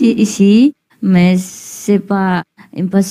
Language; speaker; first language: French; non-native, learner; Vietnamese